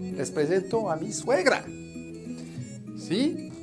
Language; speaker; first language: Spanish; non-native, fluent; French